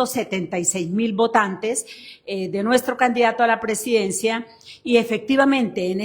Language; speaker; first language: Spanish; native; Spanish